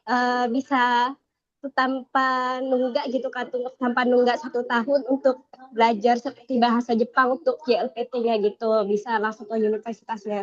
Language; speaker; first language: Indonesian; native; Indonesian